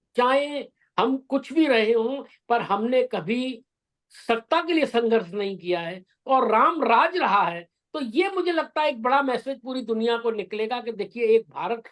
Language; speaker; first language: Hindi; native; Hindi